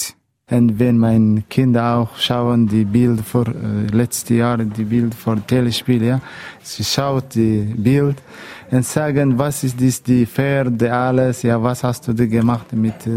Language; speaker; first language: German; non-native, learner; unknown